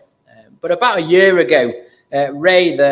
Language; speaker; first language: English; native; English